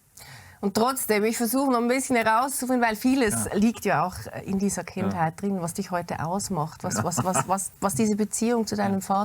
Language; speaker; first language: German; native; German